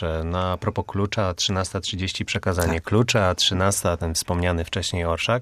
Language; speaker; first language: Polish; native; Polish